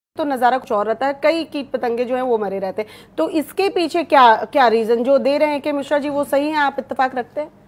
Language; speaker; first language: Hindi; native; Hindi